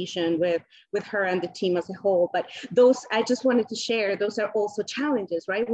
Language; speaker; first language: English; non-native, fluent; Spanish